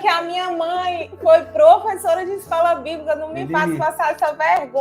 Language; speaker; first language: Portuguese; native; Portuguese